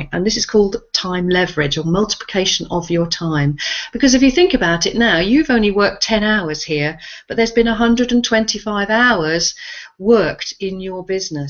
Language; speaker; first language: English; native; English